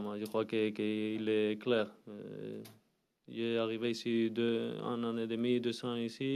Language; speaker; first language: French; non-native, learner; Spanish